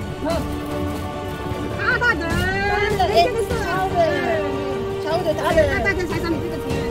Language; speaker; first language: Chinese; non-native, learner; French